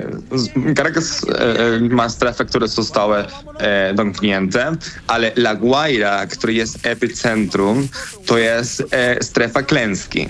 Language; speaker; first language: Polish; non-native, fluent; Spanish